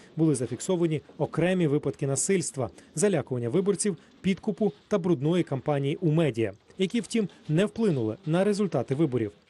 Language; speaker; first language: Ukrainian; native; Ukrainian